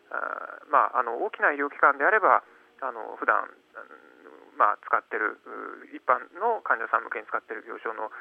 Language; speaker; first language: Japanese; native; Japanese